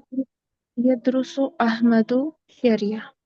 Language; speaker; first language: Arabic; non-native, learner; Urdu